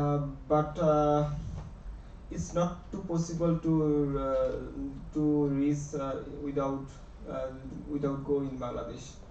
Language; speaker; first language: English; non-native, learner; Bangla